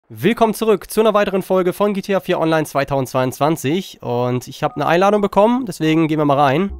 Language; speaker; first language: German; native; German